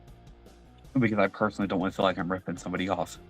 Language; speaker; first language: English; native; English